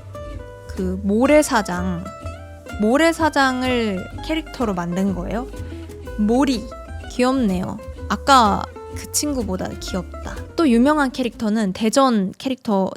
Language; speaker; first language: Korean; native; Korean